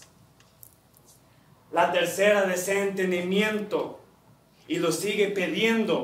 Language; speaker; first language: Spanish; early bilingual, heritage; Spanish